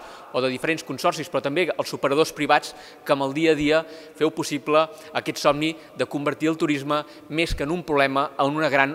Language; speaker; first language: Catalan; native; Catalan